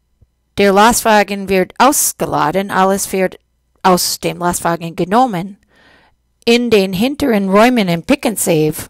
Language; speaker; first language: German; non-native, fluent; English